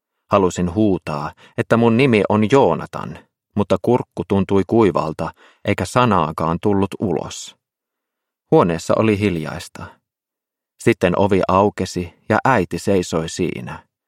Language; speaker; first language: Finnish; native; Finnish